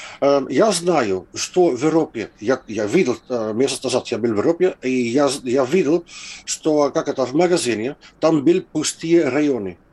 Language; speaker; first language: Russian; non-native, fluent; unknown